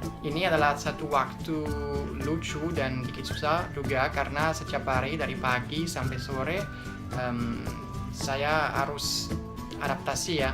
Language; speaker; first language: Indonesian; non-native, fluent; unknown